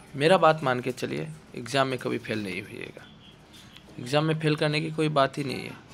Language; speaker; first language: Hindi; non-native, local second language; Assamese